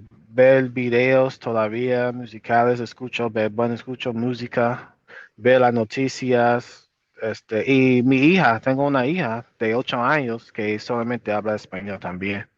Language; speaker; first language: Spanish; non-native, fluent; English